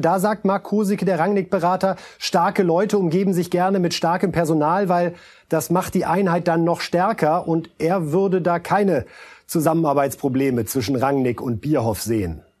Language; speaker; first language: German; native; German